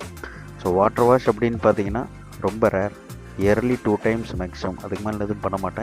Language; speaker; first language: Tamil; native; Tamil